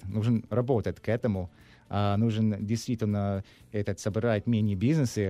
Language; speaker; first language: Russian; non-native, learner; English